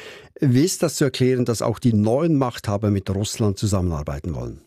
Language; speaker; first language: German; native; German